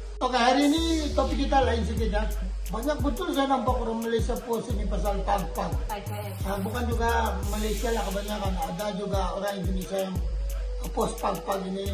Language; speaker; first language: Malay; non-native, local second language; Filipino